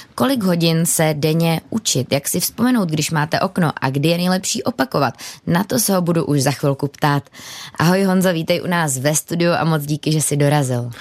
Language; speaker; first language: Czech; native; Czech